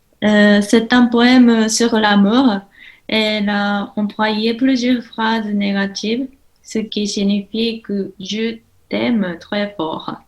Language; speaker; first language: French; non-native, learner; Japanese